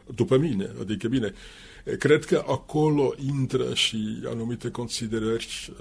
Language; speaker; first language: Romanian; non-native, fluent; Finnish